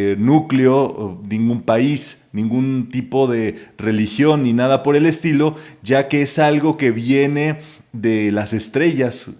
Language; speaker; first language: Spanish; native; Spanish